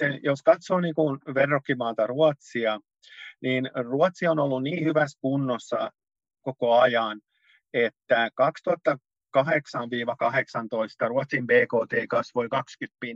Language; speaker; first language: Finnish; non-native, local second language; Swedish